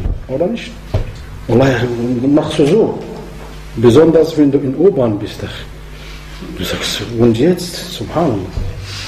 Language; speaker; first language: German; non-native, fluent; Arabic